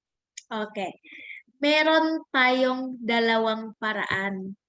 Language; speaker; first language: Filipino; non-native, fluent; Indonesian